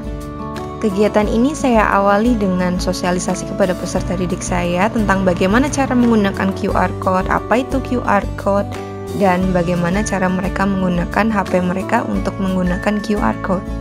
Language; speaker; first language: Indonesian; native; Indonesian